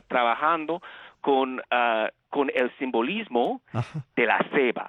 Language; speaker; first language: Spanish; early bilingual, heritage; Spanish